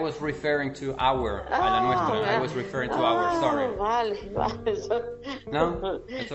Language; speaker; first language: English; non-native, fluent; Spanish